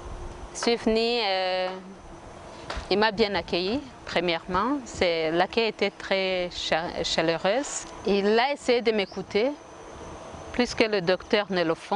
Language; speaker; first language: French; non-native, local second language; Kinyarwanda